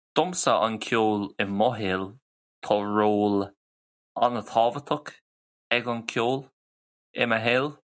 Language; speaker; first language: Irish; non-native, local second language; English